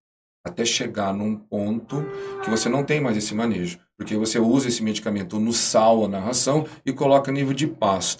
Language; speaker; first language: Portuguese; native; Portuguese